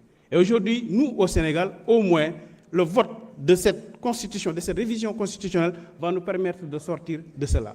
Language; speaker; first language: French; non-native, local second language; Wolof